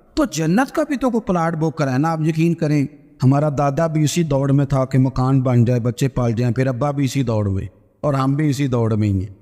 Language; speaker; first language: Urdu; non-native, local second language; Punjabi